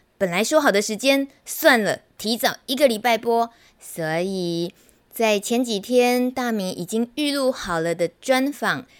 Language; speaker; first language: Chinese; native; Chinese